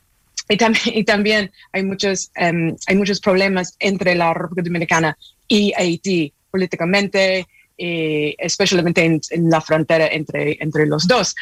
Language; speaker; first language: Spanish; non-native, fluent; English